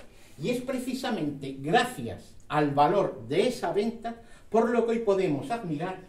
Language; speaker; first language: Spanish; native; Spanish